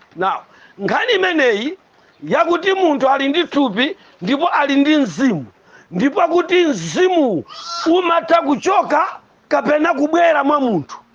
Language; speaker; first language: Nyanja; native; Nyanja